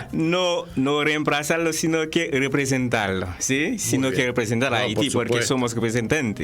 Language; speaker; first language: Spanish; non-native, fluent; Haitian Creole